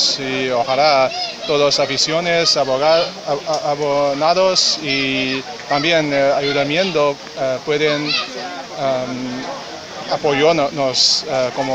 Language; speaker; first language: Spanish; non-native, learner; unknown